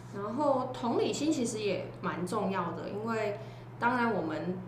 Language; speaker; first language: Chinese; non-native, local second language; Cantonese